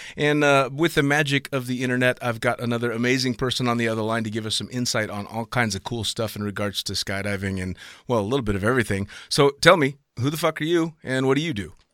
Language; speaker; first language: English; native; English